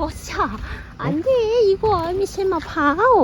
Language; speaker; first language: Korean; non-native, learner; Thai